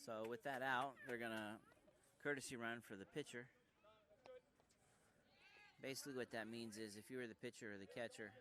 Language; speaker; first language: English; native; English